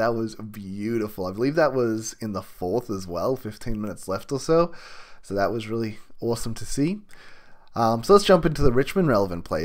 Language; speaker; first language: English; native; English